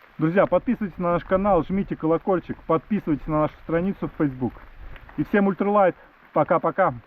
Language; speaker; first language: Russian; non-native, local second language; Ukrainian